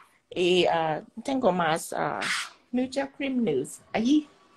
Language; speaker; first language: Spanish; non-native, learner; Vietnamese